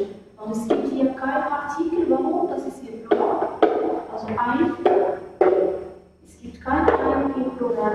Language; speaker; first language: German; non-native, fluent; Arabic